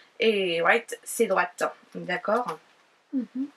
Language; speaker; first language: French; native; French